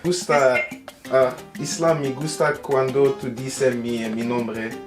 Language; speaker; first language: Spanish; non-native, learner; French